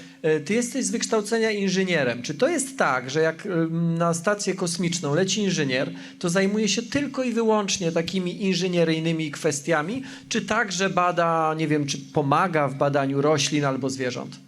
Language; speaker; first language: Polish; native; Polish